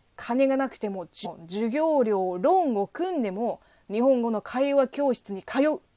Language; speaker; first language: Japanese; non-native, fluent; Chinese